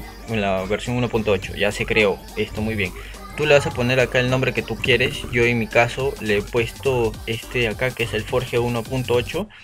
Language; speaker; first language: Spanish; native; Spanish